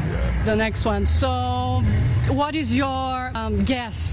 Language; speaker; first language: English; non-native, fluent; Portuguese